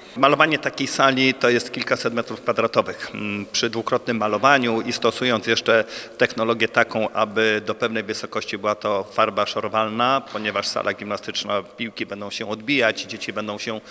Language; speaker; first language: Polish; native; Polish